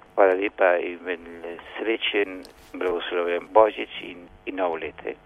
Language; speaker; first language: Slovenian; early bilingual, heritage; Slovenian